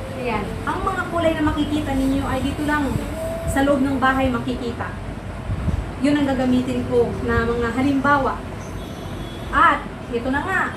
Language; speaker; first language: Filipino; non-native, local second language; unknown